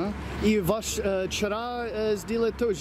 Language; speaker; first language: Russian; non-native, learner; English